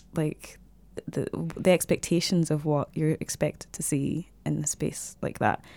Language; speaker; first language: English; native; English